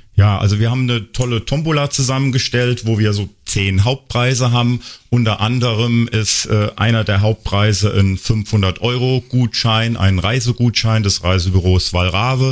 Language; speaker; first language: German; native; German